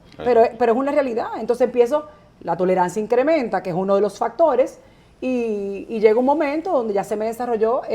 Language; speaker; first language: Spanish; native; Spanish